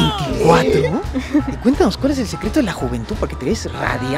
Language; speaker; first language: Spanish; native; Spanish